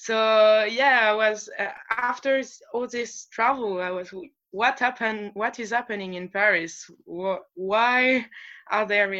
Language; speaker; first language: English; non-native, fluent; French